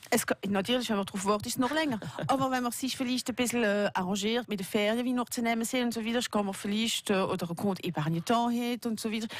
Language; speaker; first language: German; non-native, local second language; French